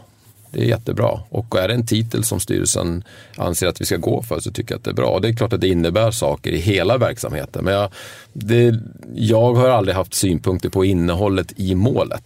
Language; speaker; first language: Swedish; native; Swedish